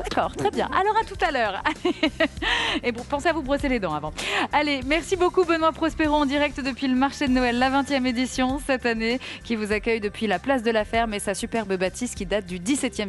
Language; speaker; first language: French; native; French